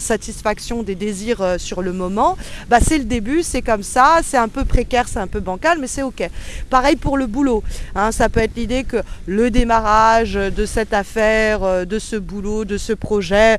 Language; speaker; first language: French; native; French